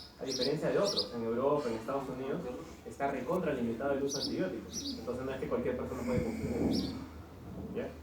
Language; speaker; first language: Spanish; native; Spanish